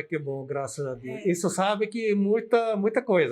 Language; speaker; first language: Portuguese; non-native, learner; Urdu